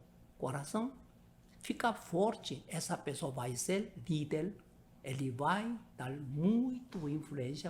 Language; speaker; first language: Portuguese; non-native, learner; Korean